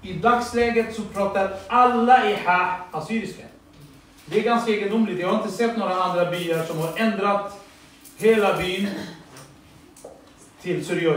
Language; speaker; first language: Swedish; early bilingual, other home language; Assyrian Neo-Aramaic